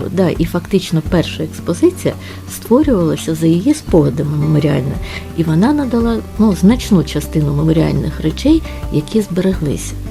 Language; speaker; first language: Ukrainian; native; Ukrainian